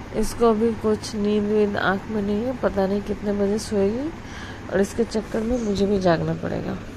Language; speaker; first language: Hindi; non-native, local second language; Bangla